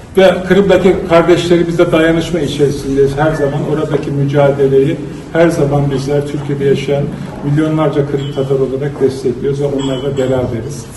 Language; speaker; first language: Turkish; native; Turkish